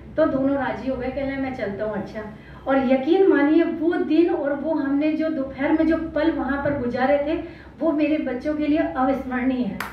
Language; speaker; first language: Hindi; native; Hindi